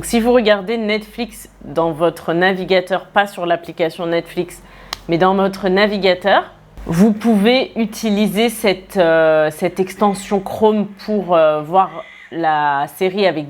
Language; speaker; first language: French; native; French